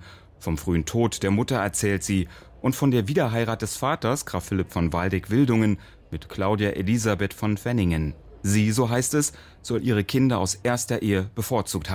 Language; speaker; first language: German; native; German